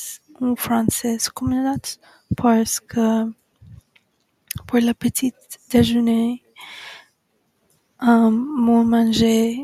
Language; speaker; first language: French; non-native, learner; English